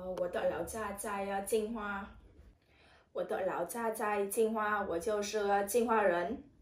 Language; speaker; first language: Chinese; non-native, learner; Vietnamese